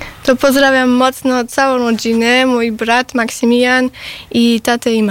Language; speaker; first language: Polish; early bilingual, heritage; Polish